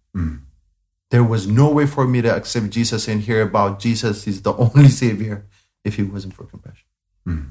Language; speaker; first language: English; non-native, fluent; Amharic